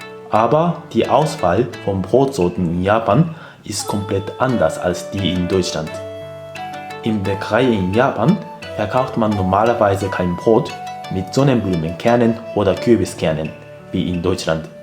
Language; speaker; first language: German; non-native, fluent; Japanese